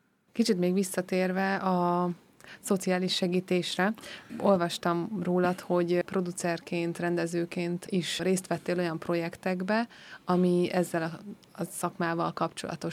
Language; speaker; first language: Hungarian; native; Hungarian